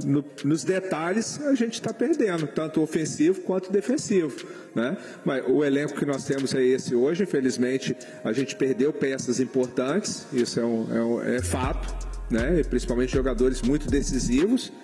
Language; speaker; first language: Portuguese; native; Portuguese